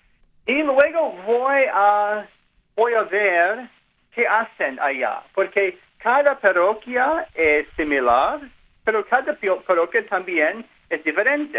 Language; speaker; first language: Spanish; non-native, learner; English